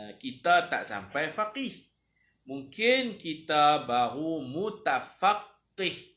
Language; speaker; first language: Malay; native; Malay